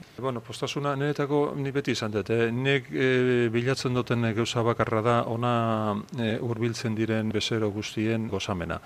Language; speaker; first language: Basque; native; Basque